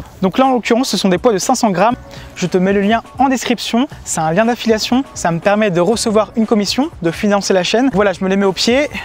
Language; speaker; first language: French; native; French